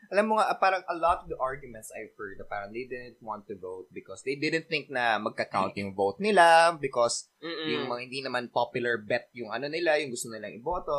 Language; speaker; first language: English; non-native, local second language; Filipino